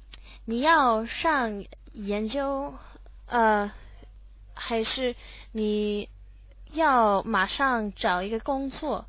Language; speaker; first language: Chinese; non-native, learner; English